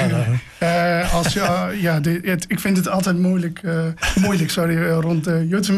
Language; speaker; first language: Dutch; non-native, fluent; English